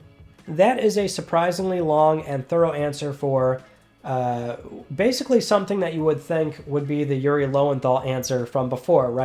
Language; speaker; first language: English; native; English